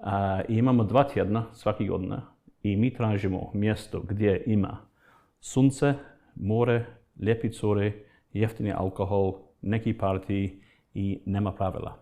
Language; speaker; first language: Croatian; non-native, fluent; English